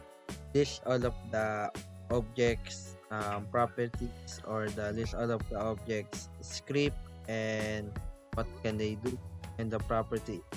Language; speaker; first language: English; non-native, fluent; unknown